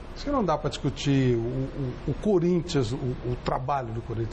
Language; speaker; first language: Portuguese; native; Portuguese